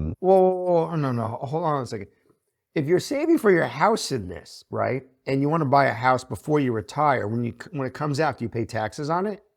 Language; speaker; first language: English; native; English